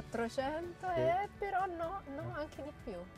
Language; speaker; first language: Italian; native; Italian